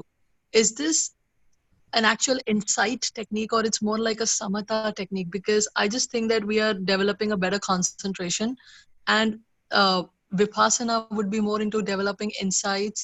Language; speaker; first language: English; non-native, local second language; Hindi